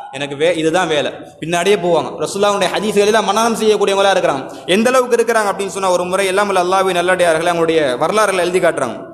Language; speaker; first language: Tamil; native; Tamil